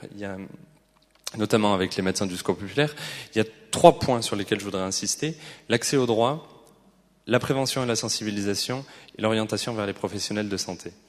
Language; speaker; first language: French; native; French